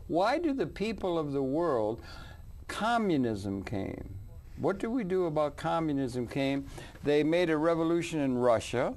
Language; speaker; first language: English; native; English